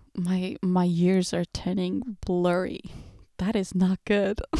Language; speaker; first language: English; early bilingual, other home language; Portuguese